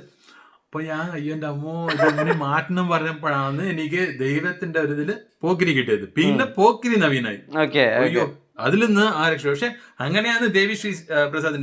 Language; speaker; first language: Malayalam; early bilingual, heritage; Malayalam